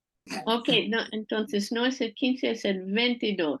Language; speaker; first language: Spanish; non-native, fluent; French